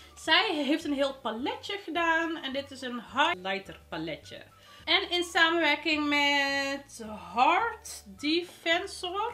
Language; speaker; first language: Dutch; early bilingual, other home language; Arabic